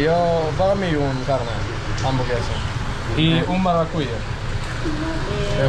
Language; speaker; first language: Spanish; non-native, learner; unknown